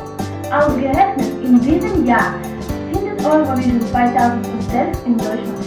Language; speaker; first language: German; non-native, learner; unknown